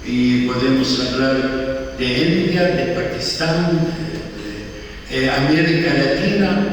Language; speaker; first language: Spanish; non-native, fluent; Arabic